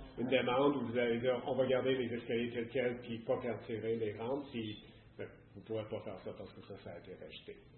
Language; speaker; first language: French; native; French